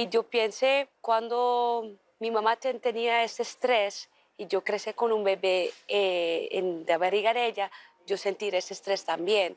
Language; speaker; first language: Spanish; non-native, learner; Dutch